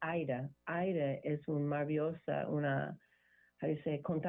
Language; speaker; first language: Spanish; non-native, learner; English